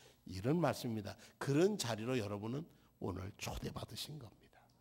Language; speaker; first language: Korean; native; Korean